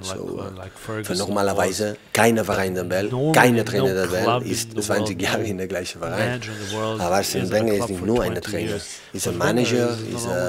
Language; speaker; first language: German; non-native, learner; Catalan